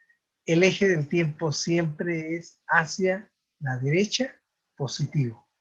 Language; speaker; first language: Spanish; native; Spanish